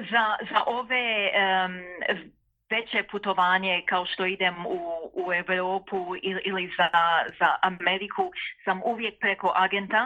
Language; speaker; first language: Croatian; early bilingual, heritage; Croatian